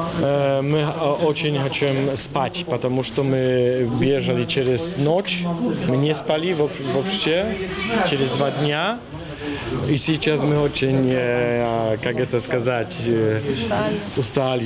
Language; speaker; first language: Russian; non-native, learner; Polish